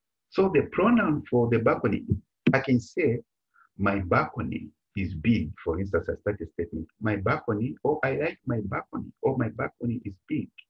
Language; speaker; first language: English; non-native, local second language; Bemba